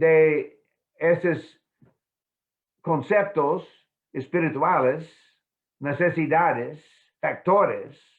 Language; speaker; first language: Spanish; non-native, fluent; English